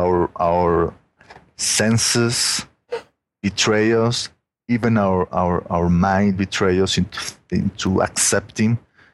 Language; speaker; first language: English; non-native, fluent; Spanish